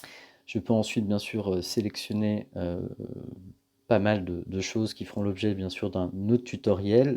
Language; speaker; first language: French; native; French